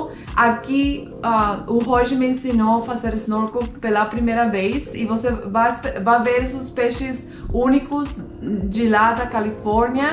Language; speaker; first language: Portuguese; non-native, fluent; Spanish